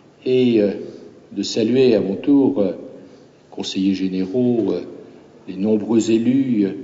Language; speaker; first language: French; native; French